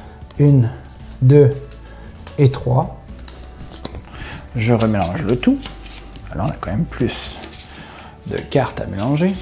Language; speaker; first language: French; native; French